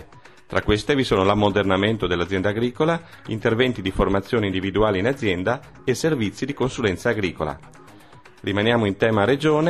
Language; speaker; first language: Italian; native; Italian